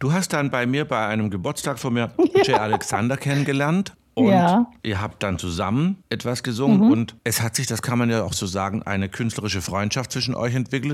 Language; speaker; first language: German; native; German